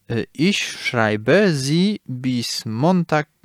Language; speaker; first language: German; non-native, learner; Polish